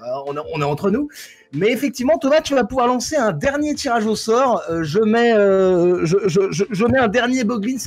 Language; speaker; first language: French; native; French